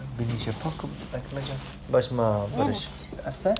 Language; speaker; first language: Persian; native; Persian